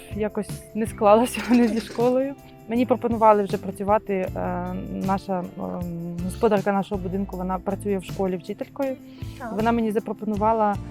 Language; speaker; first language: Ukrainian; native; Ukrainian